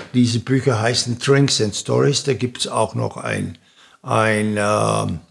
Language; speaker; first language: German; native; German